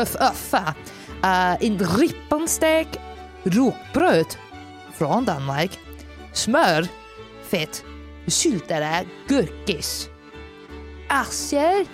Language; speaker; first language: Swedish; non-native, learner; Danish